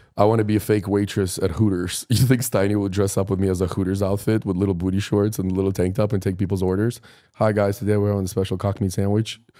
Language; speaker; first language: English; non-native, fluent; Ukrainian